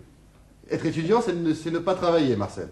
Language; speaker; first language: French; native; French